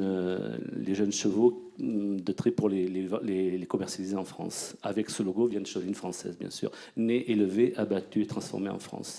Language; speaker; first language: French; native; French